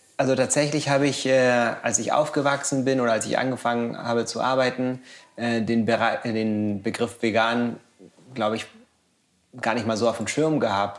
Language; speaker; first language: German; non-native, fluent; Spanish